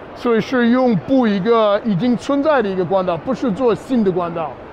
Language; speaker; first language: Chinese; non-native, fluent; English